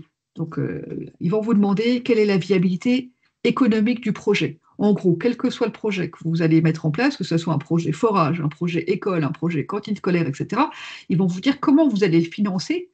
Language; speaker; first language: French; native; French